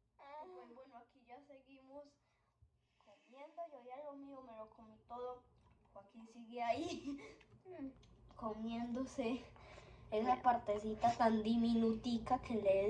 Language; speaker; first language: Spanish; native; Spanish